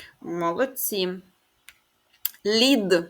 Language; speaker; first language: Ukrainian; native; Ukrainian